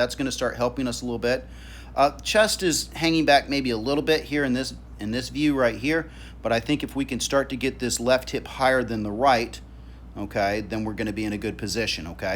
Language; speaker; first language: English; native; English